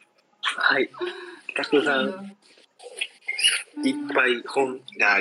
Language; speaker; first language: Japanese; non-native, learner; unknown